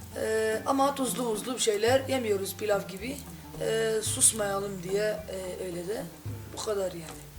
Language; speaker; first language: Turkish; non-native, fluent; Arabic